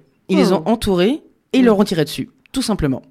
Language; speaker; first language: French; native; French